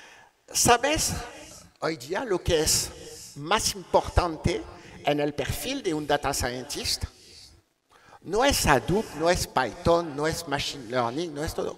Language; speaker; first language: Spanish; non-native, learner; French